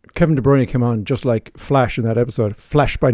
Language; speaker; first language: English; native; English